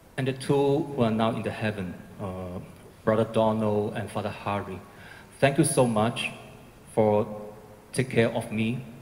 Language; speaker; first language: English; non-native, fluent; Chinese